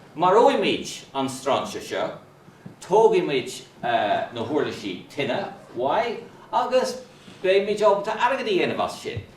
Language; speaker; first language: Irish; non-native, local second language; English